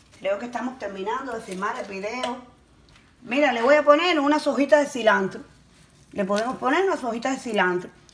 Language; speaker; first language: Spanish; native; Spanish